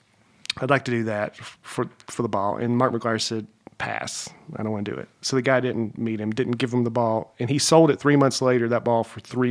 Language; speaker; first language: English; native; English